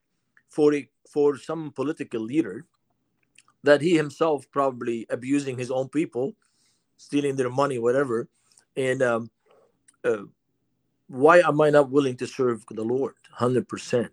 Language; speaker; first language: English; non-native, fluent; Arabic